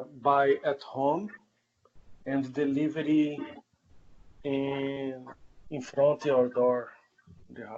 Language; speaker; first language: English; non-native, learner; Portuguese